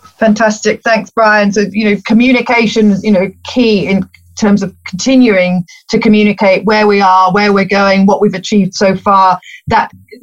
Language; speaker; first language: English; native; English